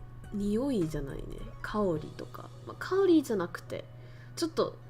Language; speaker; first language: Japanese; non-native, fluent; Vietnamese